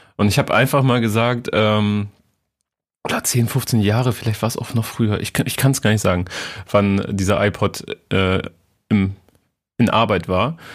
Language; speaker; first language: German; native; German